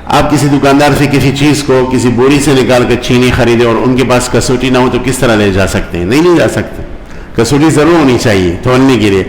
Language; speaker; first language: Urdu; non-native, local second language; Pashto